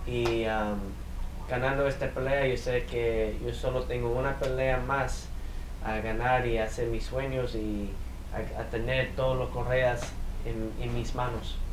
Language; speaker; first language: Spanish; early bilingual, heritage; English